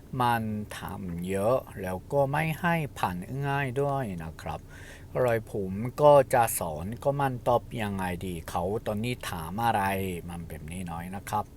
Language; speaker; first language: Thai; non-native, fluent; Korean